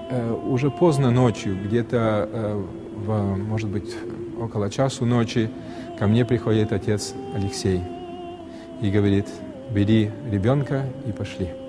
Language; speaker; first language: Russian; native; Russian